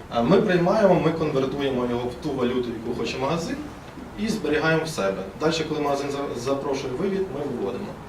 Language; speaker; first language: Ukrainian; non-native, local second language; Russian